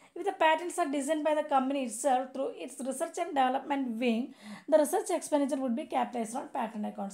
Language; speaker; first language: English; non-native, local second language; Malayalam